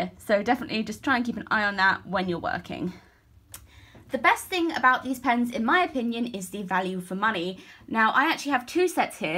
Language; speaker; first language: English; native; English